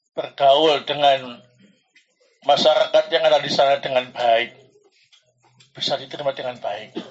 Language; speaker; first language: Indonesian; non-native, local second language; Javanese